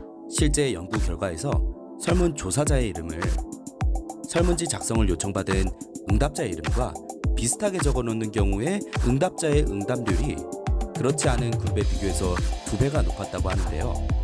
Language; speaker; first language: Korean; native; Korean